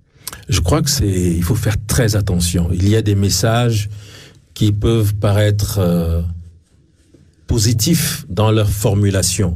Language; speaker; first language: French; non-native, local second language; Ewe